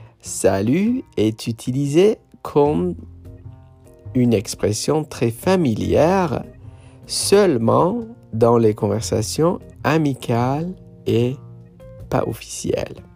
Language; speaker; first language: French; non-native, fluent; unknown